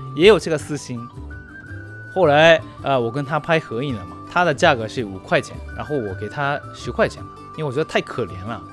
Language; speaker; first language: Chinese; non-native, fluent; Japanese